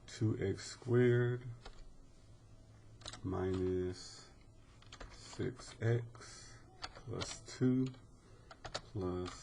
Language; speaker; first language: English; native; English